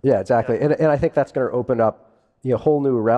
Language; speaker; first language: English; native; English